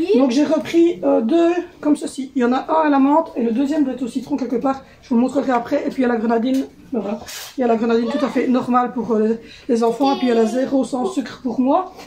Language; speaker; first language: French; native; French